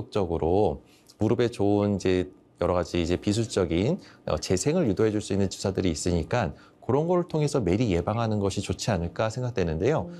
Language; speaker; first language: Korean; native; Korean